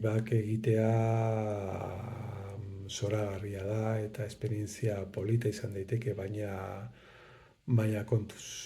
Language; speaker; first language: Basque; non-native, local second language; Spanish